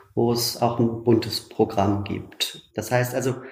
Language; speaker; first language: German; native; German